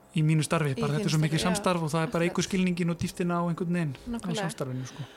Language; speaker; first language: Icelandic; native; Icelandic